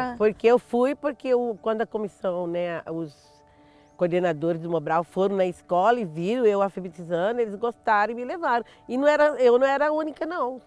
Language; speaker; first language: Portuguese; native; Portuguese